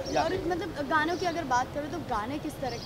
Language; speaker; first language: Hindi; native; Hindi